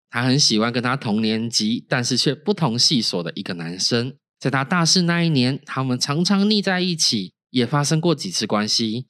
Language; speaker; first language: Chinese; native; Chinese